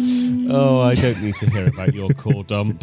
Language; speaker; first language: English; native; English